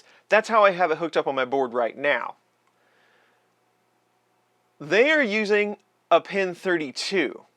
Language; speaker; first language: English; native; English